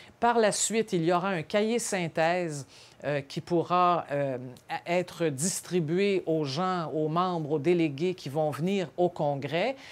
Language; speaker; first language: French; native; French